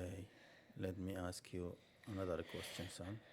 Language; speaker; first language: English; non-native, learner; Arabic